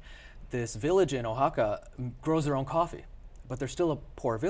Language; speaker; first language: English; early bilingual, other home language; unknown